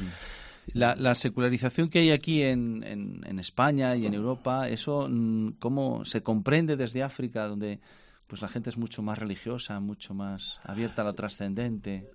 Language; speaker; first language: Spanish; native; Spanish